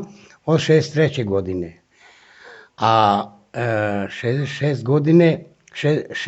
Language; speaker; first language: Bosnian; non-native, local second language; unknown